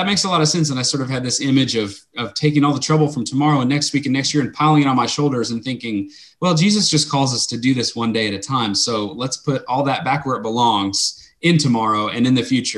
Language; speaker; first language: English; native; English